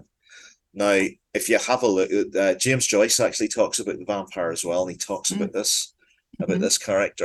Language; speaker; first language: English; native; English